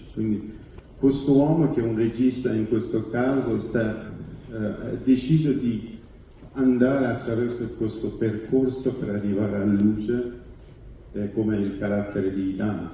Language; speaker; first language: Italian; non-native, fluent; Persian